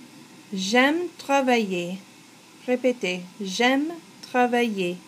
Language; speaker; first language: French; non-native, fluent; English